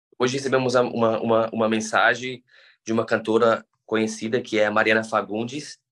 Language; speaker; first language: Portuguese; native; Portuguese